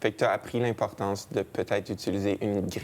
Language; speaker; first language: French; native; French